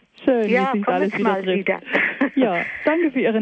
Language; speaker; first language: German; native; German